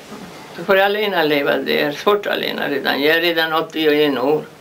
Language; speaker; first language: Swedish; early bilingual, heritage; Swedish